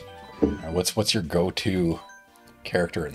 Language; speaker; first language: English; native; English